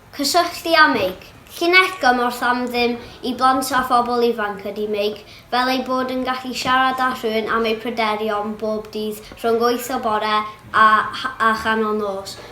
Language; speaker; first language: Welsh; non-native, local second language; English